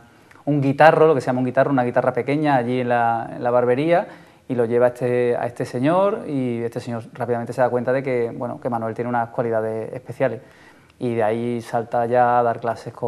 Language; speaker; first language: Spanish; native; Spanish